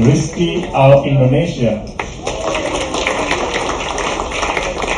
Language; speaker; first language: German; non-native, fluent; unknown